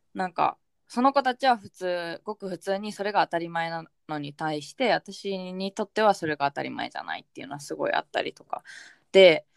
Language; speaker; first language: Japanese; early bilingual, heritage; Japanese